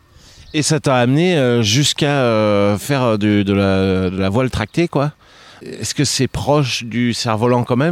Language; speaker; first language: French; native; French